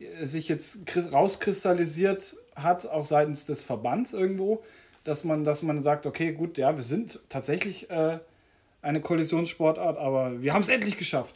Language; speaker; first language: German; native; German